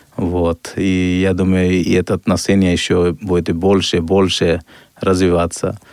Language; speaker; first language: Russian; non-native, fluent; Hindi